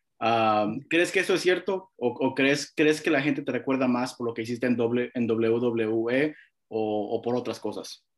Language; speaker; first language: Spanish; early bilingual, heritage; Spanish